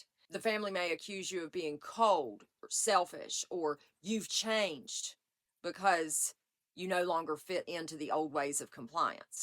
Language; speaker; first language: English; native; English